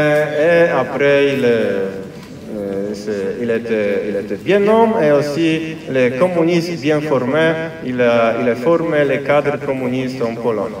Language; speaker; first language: French; non-native, fluent; Polish